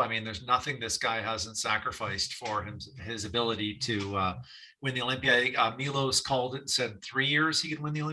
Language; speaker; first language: English; native; English